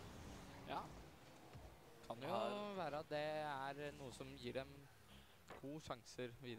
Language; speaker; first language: Norwegian; native; Norwegian